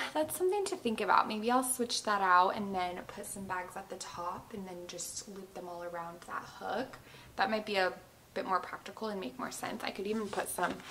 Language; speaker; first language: English; native; English